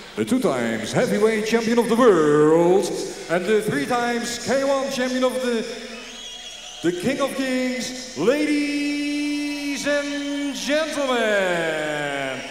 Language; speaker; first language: English; non-native, fluent; Dutch